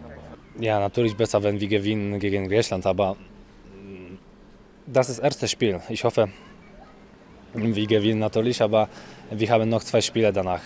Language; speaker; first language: German; non-native, learner; Polish